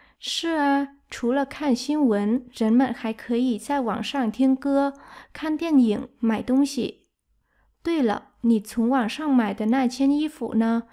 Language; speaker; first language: Chinese; non-native, fluent; Vietnamese